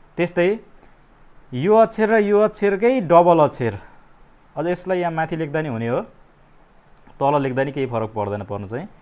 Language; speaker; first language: Nepali; native; Nepali